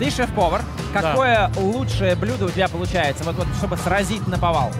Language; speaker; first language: Russian; native; Russian